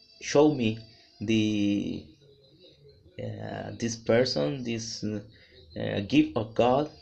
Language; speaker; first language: English; non-native, learner; Spanish